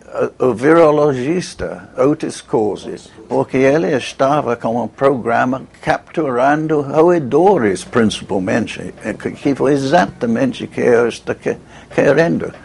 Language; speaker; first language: Portuguese; non-native, fluent; English